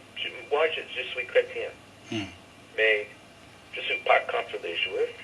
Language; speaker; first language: French; non-native, fluent; English